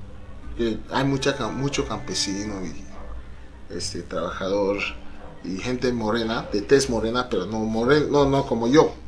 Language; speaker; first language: Spanish; non-native, fluent; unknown